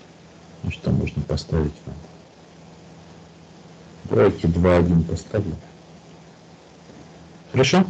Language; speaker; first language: Russian; native; Russian